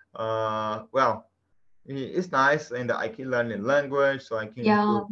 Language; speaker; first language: English; non-native, fluent; Portuguese